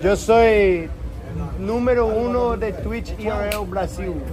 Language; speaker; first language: Portuguese; native; Portuguese